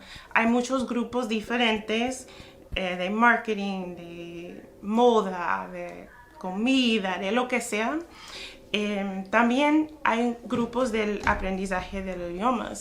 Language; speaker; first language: Spanish; non-native, fluent; English